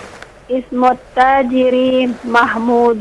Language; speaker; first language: Arabic; non-native, learner; Indonesian